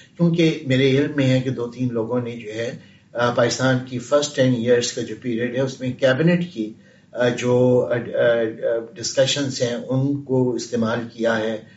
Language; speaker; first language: Urdu; native; Urdu